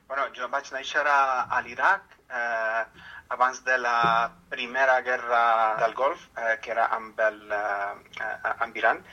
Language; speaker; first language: Catalan; non-native, fluent; Arabic